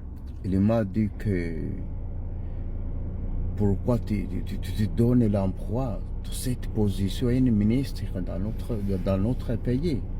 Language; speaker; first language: French; non-native, learner; Ganda